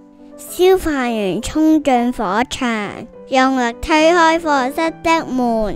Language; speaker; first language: Chinese; non-native, local second language; Cantonese